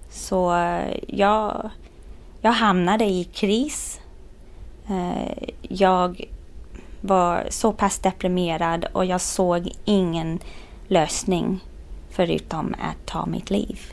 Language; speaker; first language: Swedish; non-native, fluent; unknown